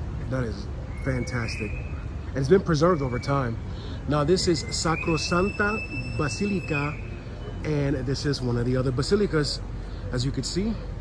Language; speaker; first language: English; native; English